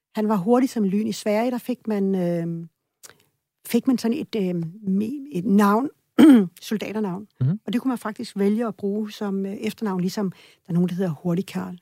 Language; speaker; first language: Danish; early bilingual, other home language; Swedish